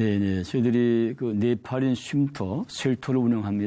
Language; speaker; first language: Korean; native; Korean